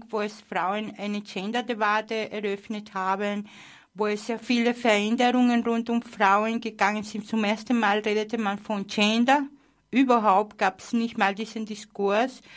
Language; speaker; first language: German; non-native, fluent; Spanish